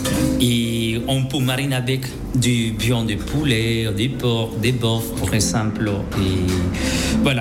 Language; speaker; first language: French; non-native, fluent; Spanish